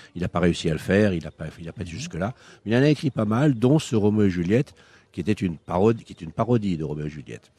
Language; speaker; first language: French; native; French